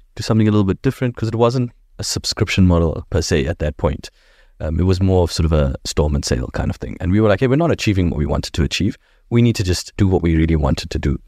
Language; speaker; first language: English; native; English